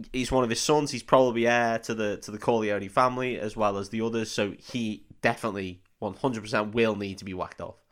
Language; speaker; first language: English; native; English